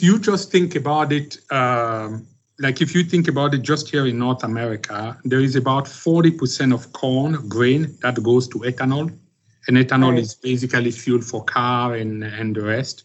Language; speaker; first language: English; non-native, local second language; French